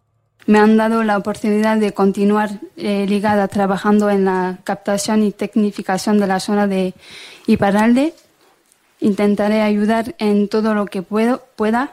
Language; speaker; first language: Spanish; non-native, fluent; French